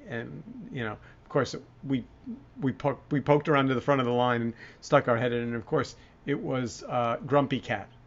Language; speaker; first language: English; native; English